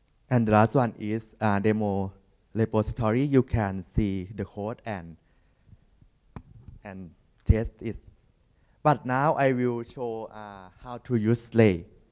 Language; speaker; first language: English; non-native, learner; Thai